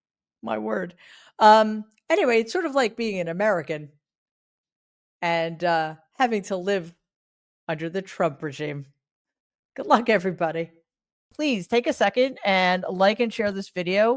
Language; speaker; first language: English; native; English